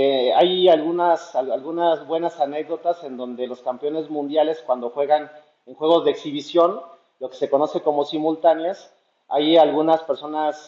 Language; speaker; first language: Spanish; native; Spanish